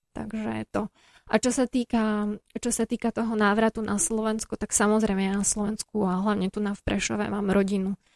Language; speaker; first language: Slovak; native; Slovak